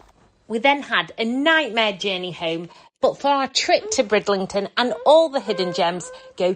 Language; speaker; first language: English; native; English